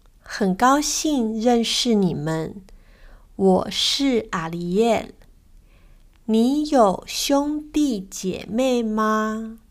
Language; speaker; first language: Chinese; non-native, learner; Spanish